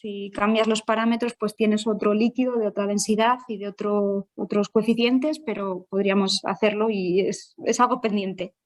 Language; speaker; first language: Spanish; native; Spanish